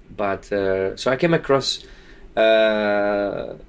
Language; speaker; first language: English; non-native, fluent; Slovak